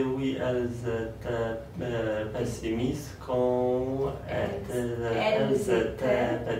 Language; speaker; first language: French; non-native, learner; Polish